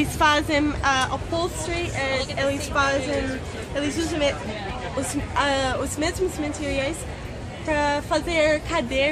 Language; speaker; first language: Portuguese; non-native, fluent; English